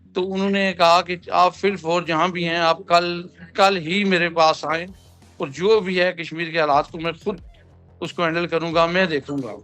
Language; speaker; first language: Urdu; non-native, local second language; Punjabi